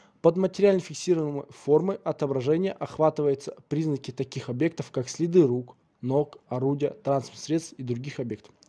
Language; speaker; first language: Russian; non-native, local second language; Kazakh